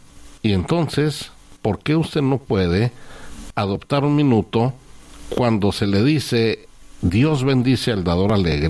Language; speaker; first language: Spanish; native; Spanish